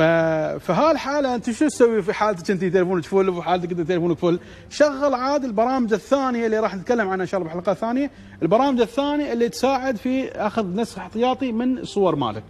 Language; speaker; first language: Arabic; native; Arabic